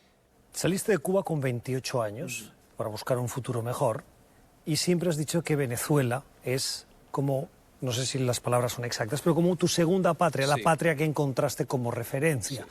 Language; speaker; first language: Spanish; native; Spanish